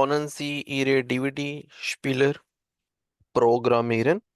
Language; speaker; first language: German; non-native, learner; Urdu